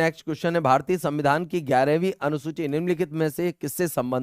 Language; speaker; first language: Hindi; native; Hindi